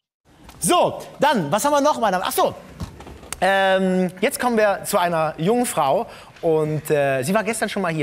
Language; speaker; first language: German; native; German